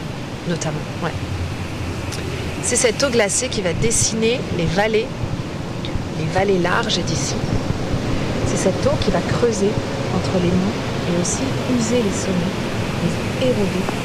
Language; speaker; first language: French; native; French